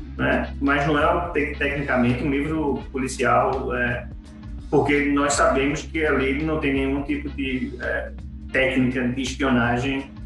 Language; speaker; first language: Portuguese; native; Portuguese